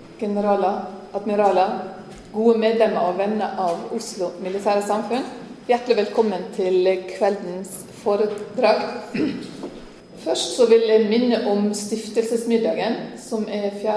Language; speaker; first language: Norwegian; native; Norwegian